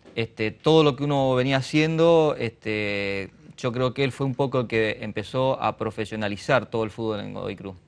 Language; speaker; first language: Spanish; native; Spanish